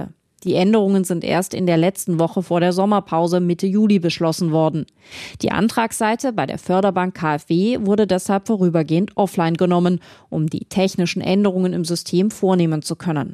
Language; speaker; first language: German; native; German